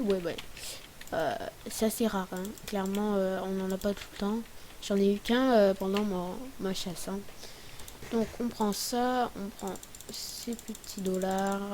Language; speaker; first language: French; native; French